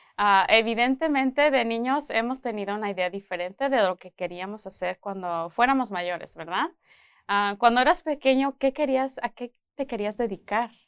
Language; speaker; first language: Spanish; early bilingual, heritage; Spanish